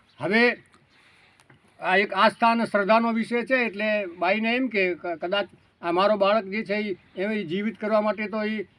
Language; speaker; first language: Gujarati; early bilingual, other home language; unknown